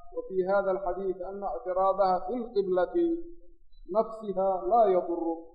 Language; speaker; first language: Arabic; non-native, local second language; Somali